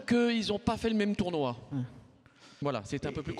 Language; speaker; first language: French; native; French